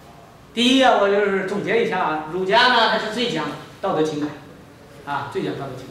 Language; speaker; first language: Chinese; native; Chinese